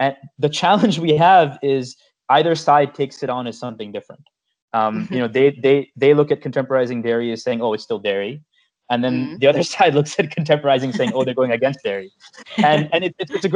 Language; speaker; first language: English; native; English